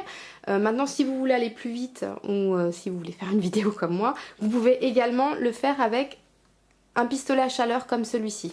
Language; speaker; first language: French; native; French